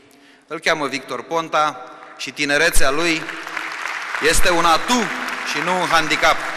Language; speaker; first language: Romanian; native; Romanian